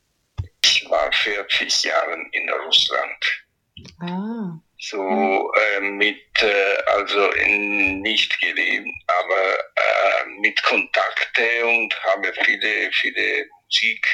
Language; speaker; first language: German; non-native, local second language; Italian